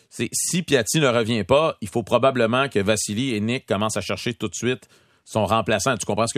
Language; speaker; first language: French; native; French